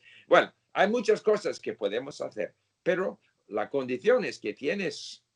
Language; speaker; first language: Spanish; non-native, fluent; English